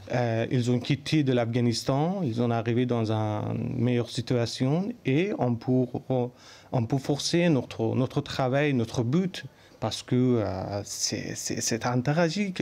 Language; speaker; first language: French; non-native, learner; Persian